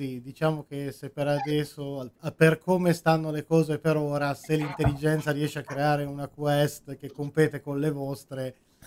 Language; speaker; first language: Italian; native; Italian